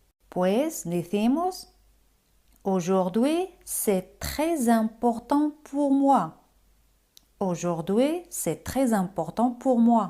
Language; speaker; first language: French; non-native, fluent; Spanish